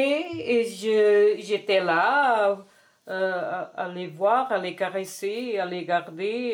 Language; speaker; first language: French; non-native, fluent; Portuguese